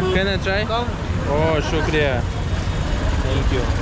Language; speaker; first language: English; non-native, learner; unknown